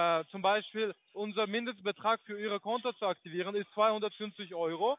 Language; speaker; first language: German; non-native, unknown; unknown